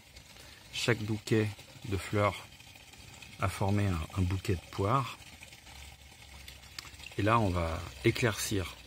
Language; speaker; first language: French; native; French